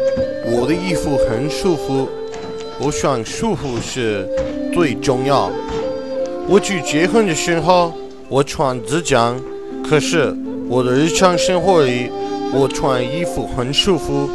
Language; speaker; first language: Chinese; non-native, learner; English